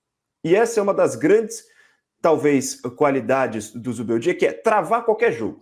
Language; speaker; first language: Portuguese; native; Portuguese